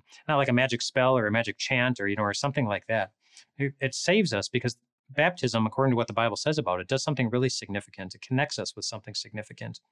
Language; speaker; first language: English; native; English